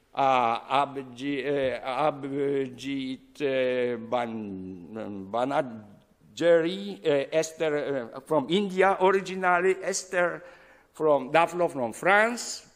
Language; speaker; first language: English; non-native, fluent; Polish